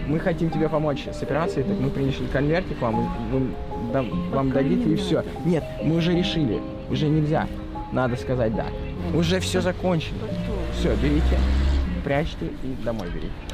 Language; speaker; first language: Russian; non-native, fluent; English